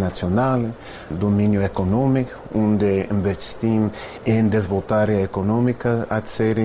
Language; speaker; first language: Romanian; non-native, fluent; English